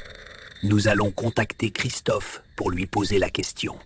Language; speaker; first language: French; native; French